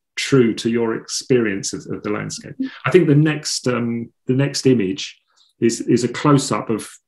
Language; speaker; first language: English; native; English